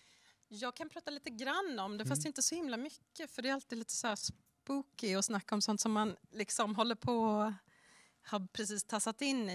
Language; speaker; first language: Swedish; native; Swedish